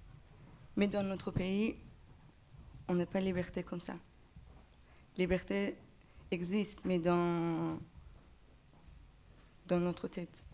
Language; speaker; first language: French; non-native, learner; Persian